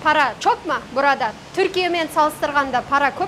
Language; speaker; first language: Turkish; non-native, learner; Kazakh